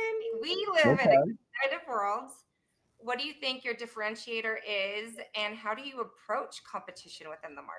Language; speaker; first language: English; native; English